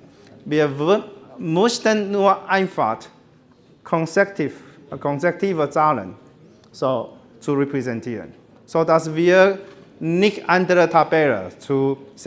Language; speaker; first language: German; non-native, learner; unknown